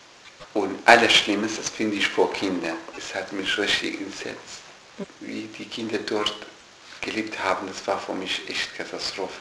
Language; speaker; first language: German; non-native, learner; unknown